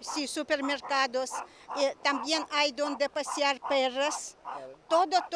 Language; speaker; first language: Spanish; non-native, learner; Russian